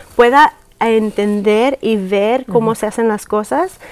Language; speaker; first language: Spanish; early bilingual, heritage; Spanish